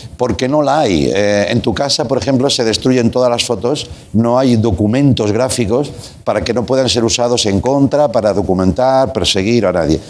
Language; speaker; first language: Spanish; non-native, local second language; Catalan